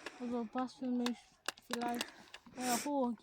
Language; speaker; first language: German; non-native, learner; Malayalam